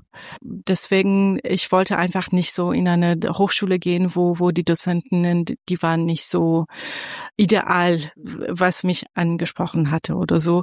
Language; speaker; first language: German; non-native, fluent; Persian